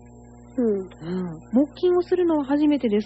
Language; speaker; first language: Japanese; native; Japanese